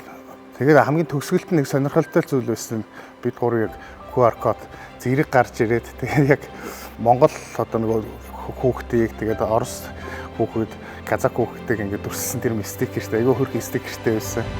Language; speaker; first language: Mongolian; native; Mongolian